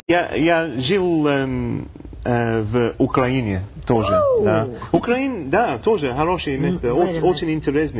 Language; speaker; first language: Russian; non-native, learner; English